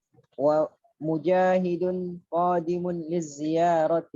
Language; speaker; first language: Arabic; non-native, learner; Indonesian